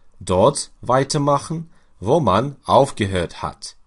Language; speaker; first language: German; non-native, fluent; Russian